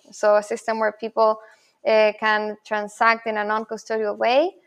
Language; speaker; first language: English; non-native, fluent; Spanish